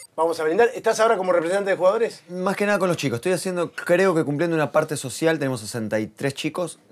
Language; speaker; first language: Spanish; native; Spanish